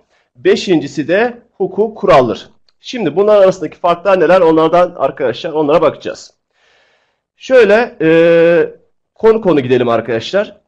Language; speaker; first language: Turkish; native; Turkish